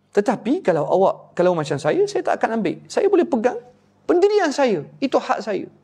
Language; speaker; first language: Malay; native; Malay